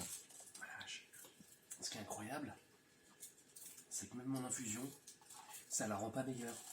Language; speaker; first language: French; native; French